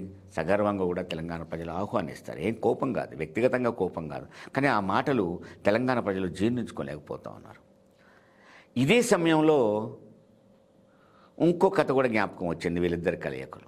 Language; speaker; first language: Telugu; native; Telugu